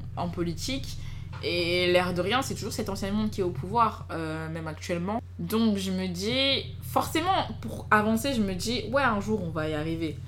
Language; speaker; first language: French; native; French